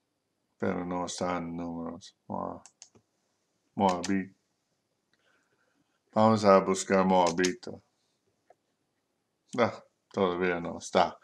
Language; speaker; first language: Spanish; non-native, learner; English